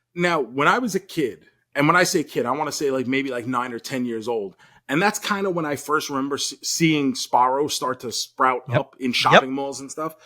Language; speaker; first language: English; native; English